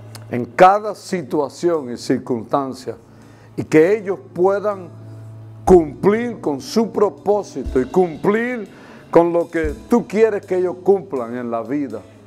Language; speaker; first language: Spanish; native; Spanish